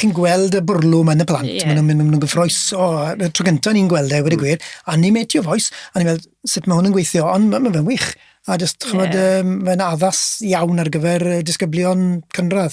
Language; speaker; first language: Welsh; native; Welsh